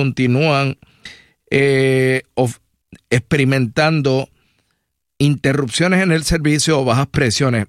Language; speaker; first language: Spanish; native; Spanish